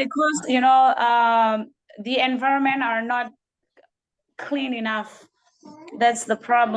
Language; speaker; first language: English; non-native, learner; Burmese